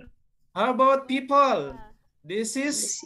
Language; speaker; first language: English; non-native, learner; Indonesian